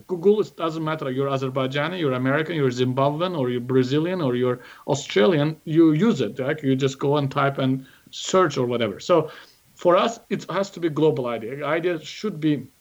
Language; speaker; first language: English; non-native, fluent; Azerbaijani